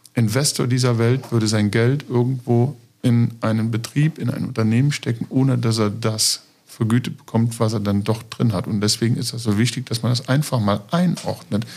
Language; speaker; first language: German; native; German